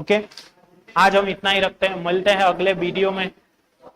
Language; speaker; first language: Hindi; non-native, local second language; Gujarati